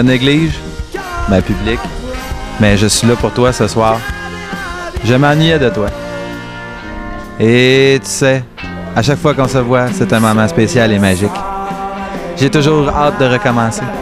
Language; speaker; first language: French; native; French